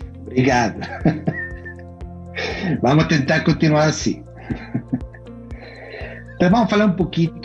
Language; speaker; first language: Portuguese; non-native, fluent; Spanish